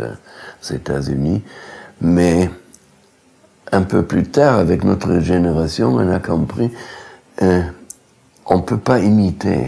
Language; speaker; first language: French; non-native, fluent; German